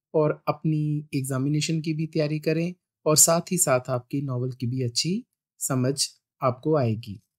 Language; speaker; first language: Hindi; non-native, local second language; Punjabi